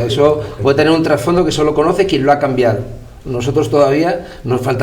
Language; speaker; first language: Spanish; native; Spanish